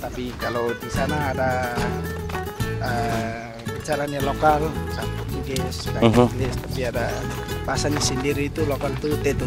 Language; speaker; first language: Indonesian; non-native, learner; Tetum